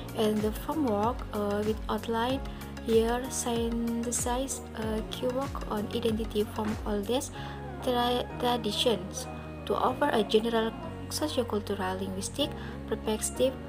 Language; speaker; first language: English; non-native, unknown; Indonesian